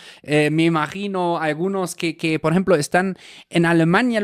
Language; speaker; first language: Spanish; native; Spanish